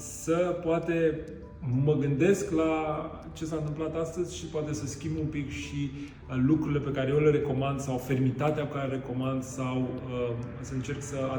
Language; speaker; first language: Romanian; native; Romanian